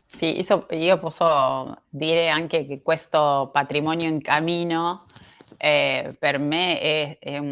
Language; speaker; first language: Italian; non-native, learner; Spanish